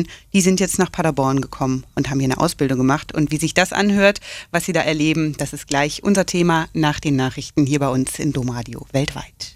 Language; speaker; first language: German; native; German